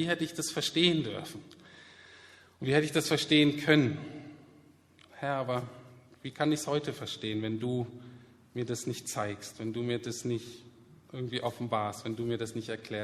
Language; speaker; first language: German; native; German